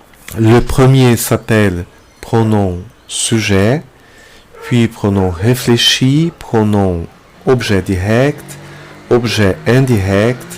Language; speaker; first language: French; non-native, fluent; Portuguese